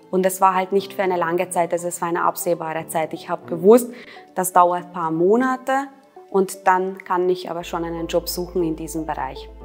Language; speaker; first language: German; non-native, fluent; Hungarian